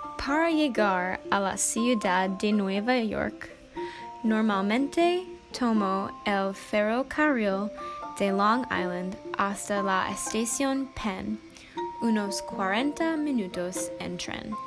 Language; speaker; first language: Spanish; non-native, learner; English